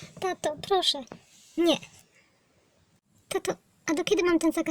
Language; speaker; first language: Polish; native; Polish